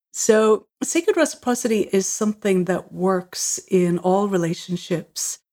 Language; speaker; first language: English; native; English